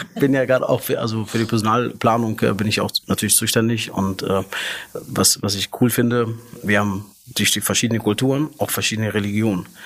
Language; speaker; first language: German; early bilingual, other home language; Arabic